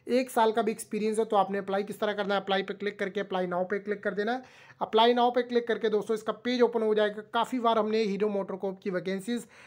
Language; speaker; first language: Hindi; native; Hindi